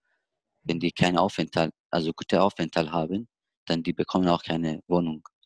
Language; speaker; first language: German; non-native, learner; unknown